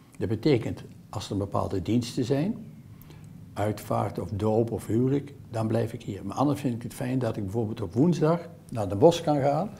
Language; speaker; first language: Dutch; native; Dutch